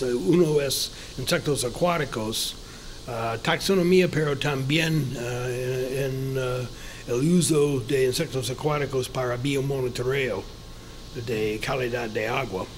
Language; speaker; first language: Spanish; non-native, fluent; English